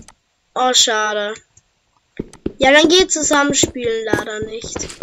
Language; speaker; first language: German; native; German